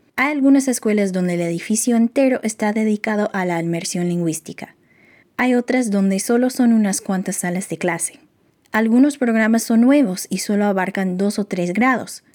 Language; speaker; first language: Spanish; non-native, fluent; English